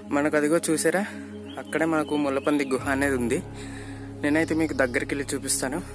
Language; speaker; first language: Telugu; non-native, local second language; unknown